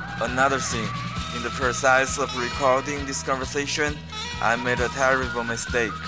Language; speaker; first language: English; non-native, fluent; Chinese